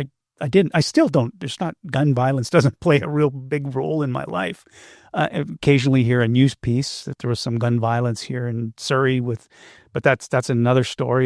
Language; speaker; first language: English; native; English